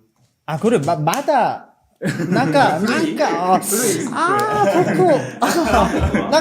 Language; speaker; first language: Japanese; non-native, fluent; Korean